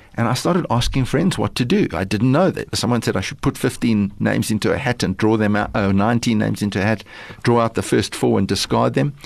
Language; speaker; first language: English; early bilingual, other home language; Lithuanian